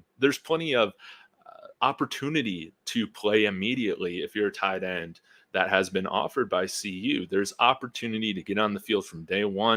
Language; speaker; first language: English; native; English